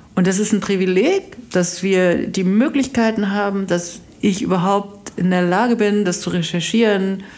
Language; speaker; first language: German; native; German